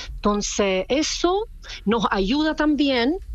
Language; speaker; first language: Spanish; non-native, fluent; Czech